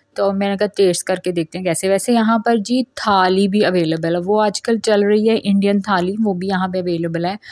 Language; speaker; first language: Urdu; non-native, local second language; Punjabi